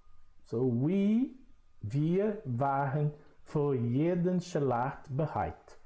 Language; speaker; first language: German; non-native, fluent; Portuguese